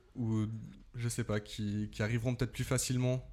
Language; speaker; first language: French; native; French